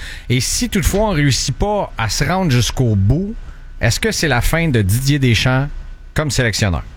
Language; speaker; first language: French; native; French